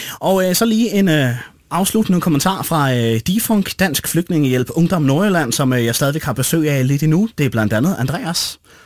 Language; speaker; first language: Danish; native; Danish